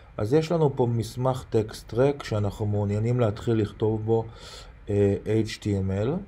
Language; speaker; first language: Hebrew; native; Hebrew